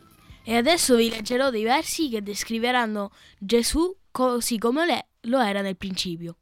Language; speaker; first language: Italian; native; Italian